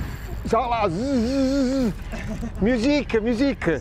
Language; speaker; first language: French; non-native, fluent; Italian